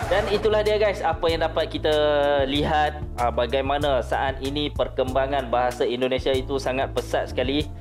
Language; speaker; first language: Malay; native; Malay